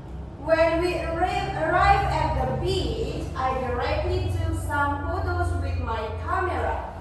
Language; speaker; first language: English; non-native, learner; Indonesian